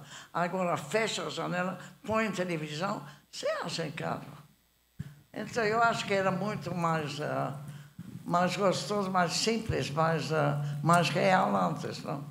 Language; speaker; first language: Portuguese; non-native, fluent; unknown